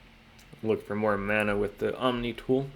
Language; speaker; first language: English; native; English